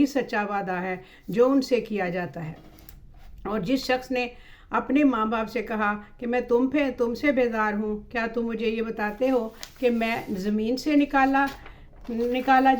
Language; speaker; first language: Urdu; native; Urdu